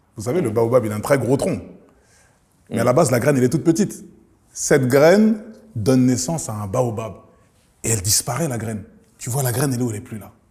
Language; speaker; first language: French; early bilingual, other home language; Lingala